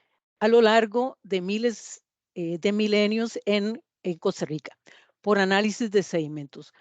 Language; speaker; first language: Spanish; native; Spanish